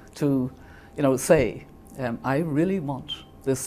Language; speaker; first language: English; native; English